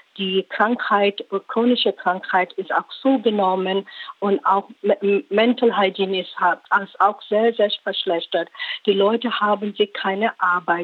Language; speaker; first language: German; non-native, learner; Rohingya